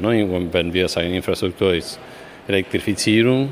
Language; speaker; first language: German; non-native, fluent; Spanish